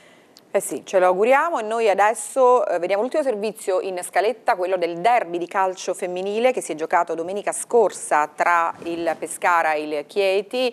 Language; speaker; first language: Italian; native; Italian